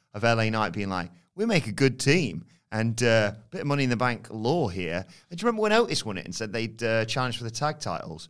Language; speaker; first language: English; native; English